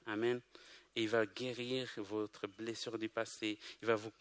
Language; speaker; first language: French; non-native, local second language; Kinyarwanda